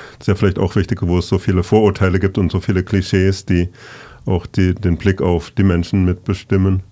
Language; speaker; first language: German; native; German